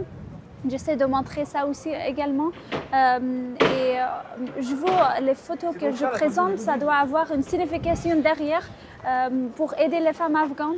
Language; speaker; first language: French; non-native, fluent; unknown